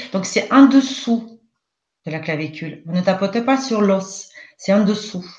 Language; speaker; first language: French; non-native, fluent; Russian